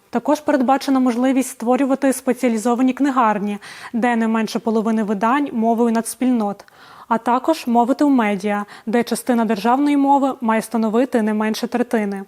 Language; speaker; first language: Ukrainian; native; Ukrainian